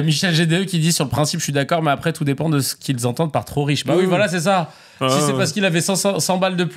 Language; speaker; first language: French; native; French